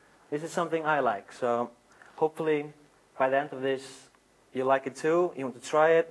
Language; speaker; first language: English; non-native, fluent; Icelandic